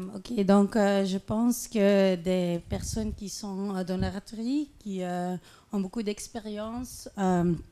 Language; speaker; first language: French; non-native, learner; Dutch